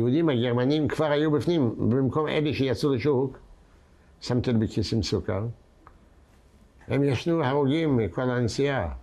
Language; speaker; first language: Hebrew; non-native, fluent; Yiddish